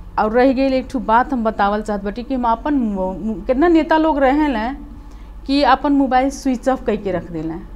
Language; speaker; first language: Bhojpuri; native; Bhojpuri